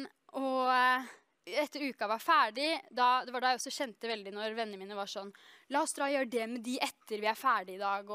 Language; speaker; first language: Norwegian; native; Norwegian